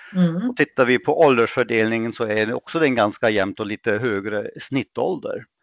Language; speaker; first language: Swedish; non-native, fluent; German